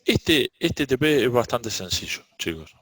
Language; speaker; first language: Spanish; native; Spanish